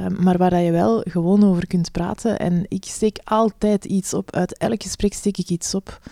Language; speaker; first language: Dutch; native; Dutch